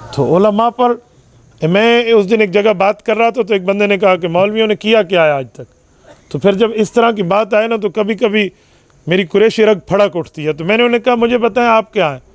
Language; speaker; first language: Urdu; non-native, local second language; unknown